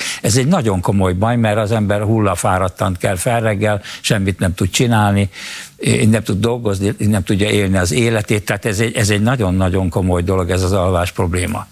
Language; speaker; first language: Hungarian; native; Hungarian